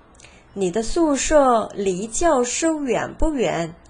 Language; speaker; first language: Chinese; non-native, fluent; Korean